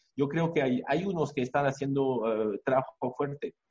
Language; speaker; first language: Spanish; non-native, fluent; French